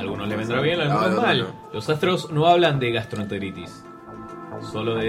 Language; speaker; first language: Spanish; native; Spanish